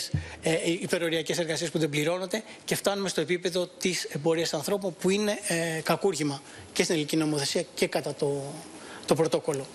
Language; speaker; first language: Greek; native; Greek